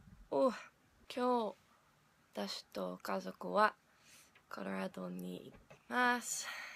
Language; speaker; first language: Japanese; non-native, learner; English